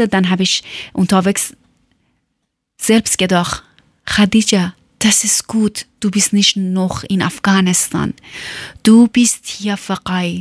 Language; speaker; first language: German; non-native, learner; Persian